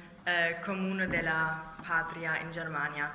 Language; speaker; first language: Italian; non-native, learner; German